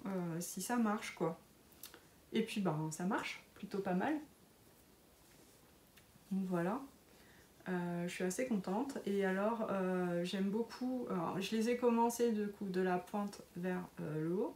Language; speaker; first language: French; native; French